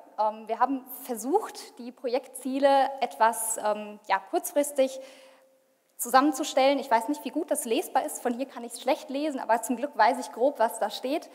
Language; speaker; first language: German; native; German